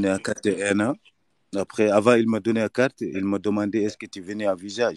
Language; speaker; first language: French; non-native, learner; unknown